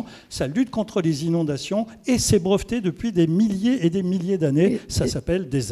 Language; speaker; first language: French; native; French